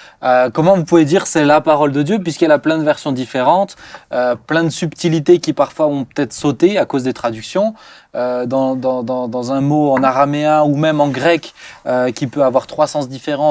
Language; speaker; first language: French; native; French